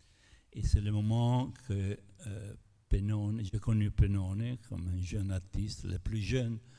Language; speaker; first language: French; non-native, fluent; Italian